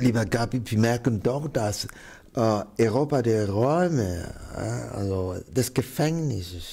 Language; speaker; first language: German; non-native, fluent; Arabic